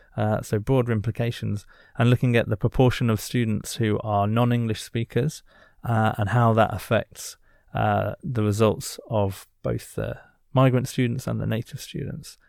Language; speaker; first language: English; native; English